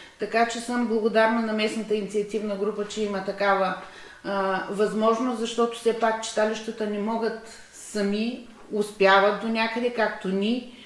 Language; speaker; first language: Bulgarian; native; Bulgarian